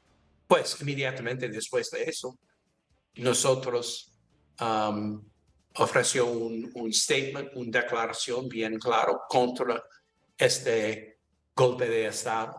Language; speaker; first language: Spanish; non-native, learner; English